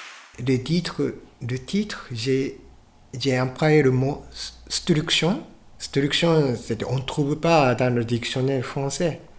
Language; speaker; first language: French; non-native, fluent; Japanese